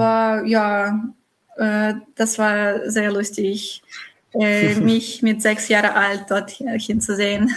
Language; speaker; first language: German; non-native, fluent; Russian